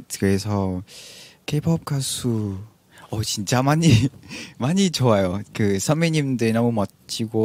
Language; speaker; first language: Korean; non-native, fluent; Vietnamese